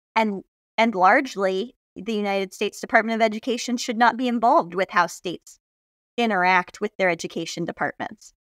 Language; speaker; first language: English; native; English